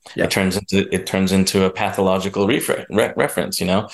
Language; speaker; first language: English; native; English